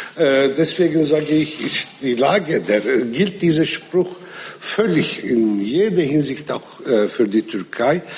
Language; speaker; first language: German; non-native, fluent; Arabic